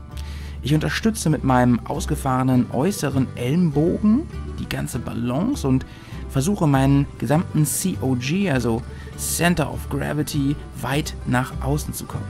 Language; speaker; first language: German; native; German